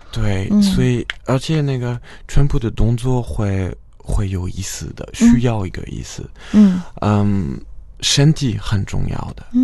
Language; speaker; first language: Chinese; non-native, fluent; French